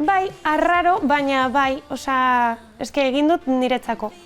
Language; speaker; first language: Basque; non-native, local second language; Spanish